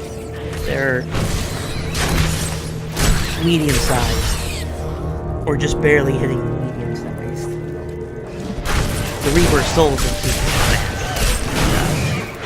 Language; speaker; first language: English; native; English